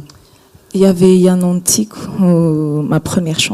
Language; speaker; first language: French; non-native, local second language; Malagasy